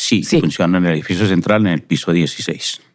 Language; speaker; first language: Spanish; native; Spanish